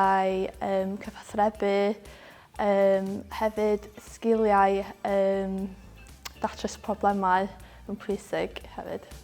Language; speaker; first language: Welsh; non-native, local second language; English